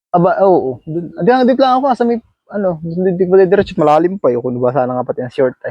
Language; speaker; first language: Filipino; native; Filipino